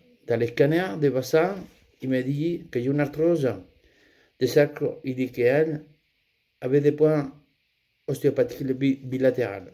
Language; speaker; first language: French; non-native, fluent; Spanish